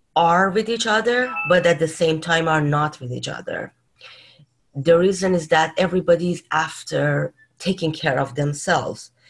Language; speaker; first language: English; non-native, fluent; Persian